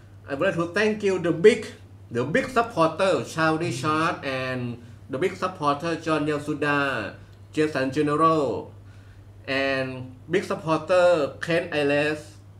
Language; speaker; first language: English; non-native, learner; Thai